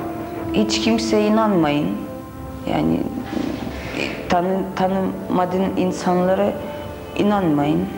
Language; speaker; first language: Turkish; non-native, learner; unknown